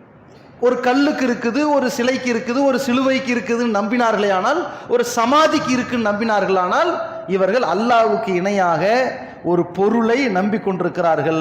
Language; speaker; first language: Tamil; native; Tamil